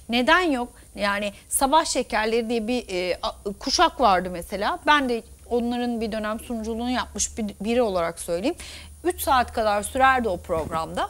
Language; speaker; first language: Turkish; native; Turkish